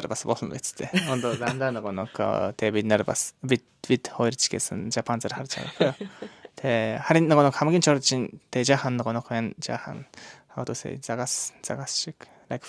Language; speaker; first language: Mongolian; non-native, learner; Japanese